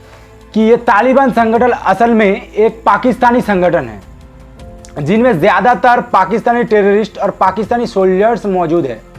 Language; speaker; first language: Hindi; non-native, local second language; Bangla